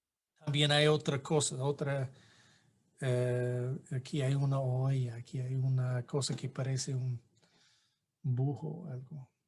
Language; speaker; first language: Spanish; non-native, fluent; English